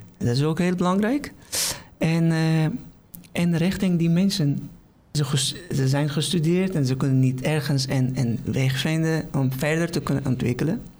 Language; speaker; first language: Dutch; non-native, fluent; Persian